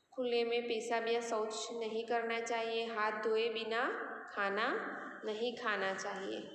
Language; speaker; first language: Hindi; non-native, local second language; Gujarati